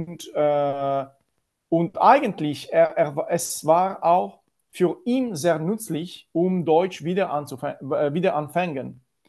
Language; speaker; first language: German; non-native, learner; Italian